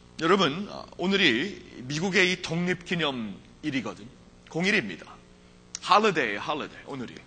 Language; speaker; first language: Korean; early bilingual, heritage; Korean